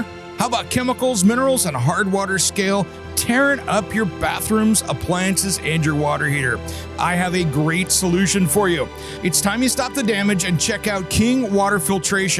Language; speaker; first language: English; native; English